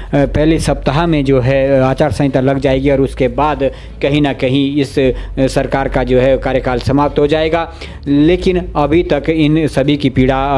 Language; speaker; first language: Hindi; native; Hindi